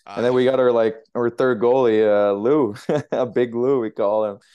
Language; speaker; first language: English; native; English